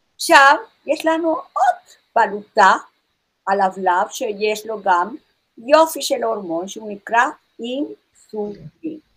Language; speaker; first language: Hebrew; non-native, fluent; English